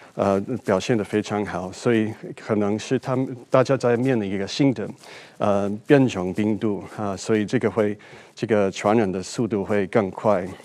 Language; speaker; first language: Chinese; non-native, fluent; English